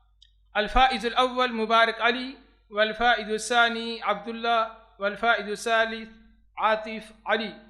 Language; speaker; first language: Arabic; non-native, fluent; Urdu